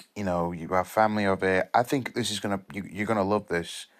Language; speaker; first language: English; native; English